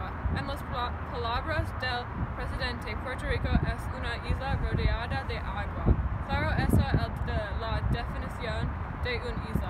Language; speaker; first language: Spanish; non-native, learner; English